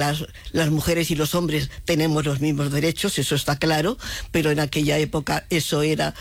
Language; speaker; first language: Spanish; native; Spanish